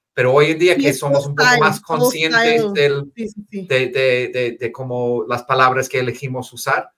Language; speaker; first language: Spanish; non-native, fluent; English